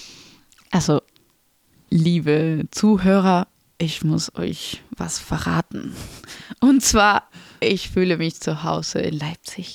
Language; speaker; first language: German; non-native, fluent; Spanish